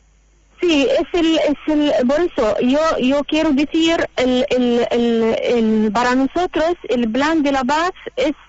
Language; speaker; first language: Spanish; non-native, learner; Arabic